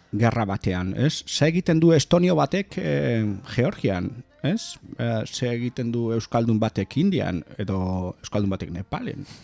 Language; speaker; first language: Basque; non-native, learner; English